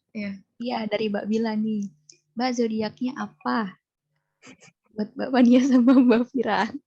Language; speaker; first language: Indonesian; native; Indonesian